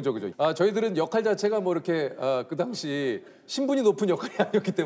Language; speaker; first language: Korean; native; Korean